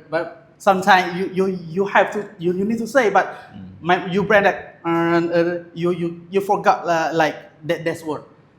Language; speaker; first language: English; non-native, learner; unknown